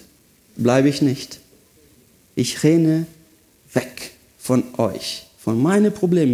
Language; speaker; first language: German; non-native, fluent; Portuguese